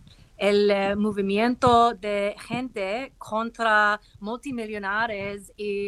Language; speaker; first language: Spanish; non-native, learner; English